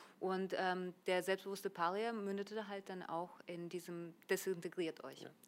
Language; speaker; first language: German; early bilingual, other home language; Russian